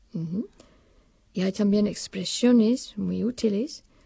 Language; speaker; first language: Spanish; non-native, fluent; English